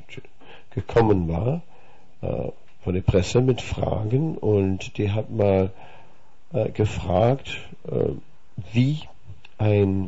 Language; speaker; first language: German; non-native, fluent; Dutch